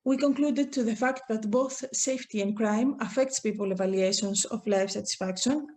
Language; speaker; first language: English; non-native, fluent; Greek